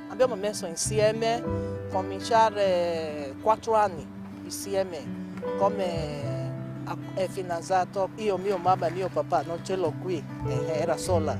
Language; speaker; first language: Italian; non-native, learner; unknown